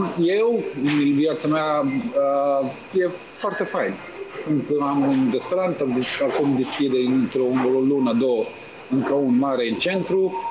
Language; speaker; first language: Romanian; non-native, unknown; Serbian